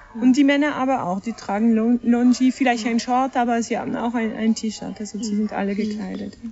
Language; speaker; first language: German; non-native, fluent; French